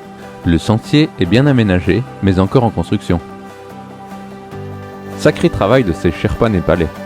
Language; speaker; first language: French; native; French